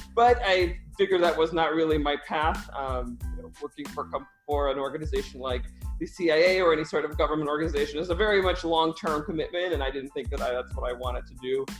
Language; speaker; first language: English; early bilingual, other home language; Russian